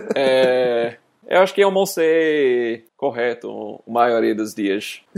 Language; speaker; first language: Portuguese; non-native, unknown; English